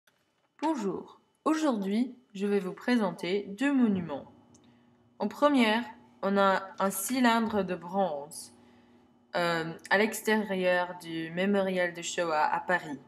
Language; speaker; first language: French; non-native, learner; English